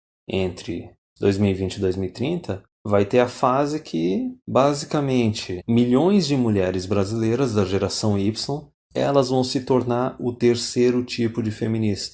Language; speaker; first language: Portuguese; native; Portuguese